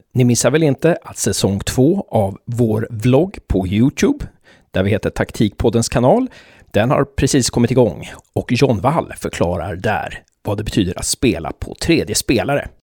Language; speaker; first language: Swedish; native; Swedish